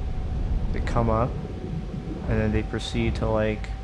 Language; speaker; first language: English; native; English